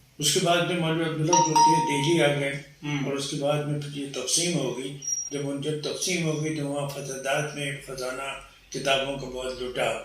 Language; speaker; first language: Urdu; native; Urdu